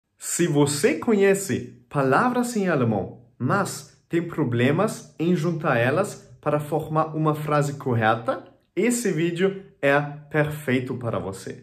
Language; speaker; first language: Portuguese; non-native, fluent; German